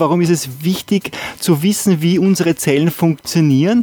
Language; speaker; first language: German; native; German